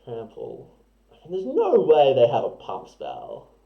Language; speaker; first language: English; native; English